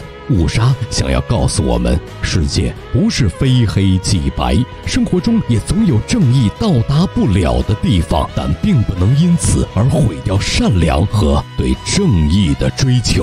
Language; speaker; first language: Chinese; native; Chinese